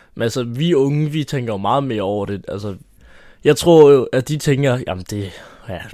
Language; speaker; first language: Danish; native; Danish